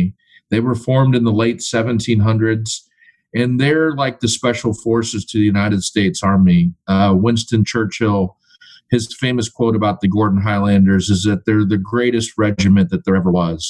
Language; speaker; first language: English; native; English